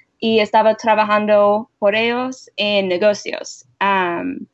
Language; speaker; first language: Spanish; non-native, learner; English